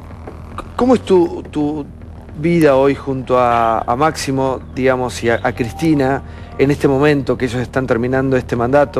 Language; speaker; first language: Spanish; native; Spanish